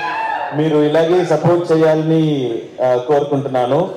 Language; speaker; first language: Telugu; non-native, learner; Tamil